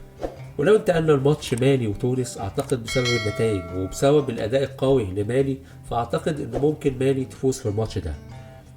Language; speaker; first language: Arabic; native; Arabic